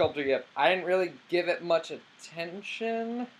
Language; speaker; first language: English; native; English